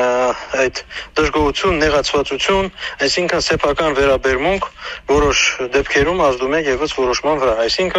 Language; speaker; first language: Armenian; native; Armenian